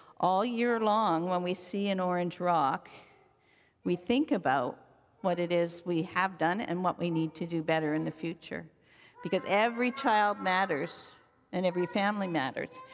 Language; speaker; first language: English; native; English